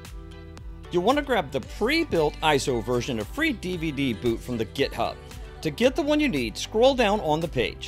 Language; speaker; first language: English; native; English